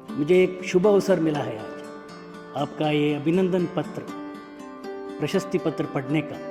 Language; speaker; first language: Hindi; non-native, local second language; Kannada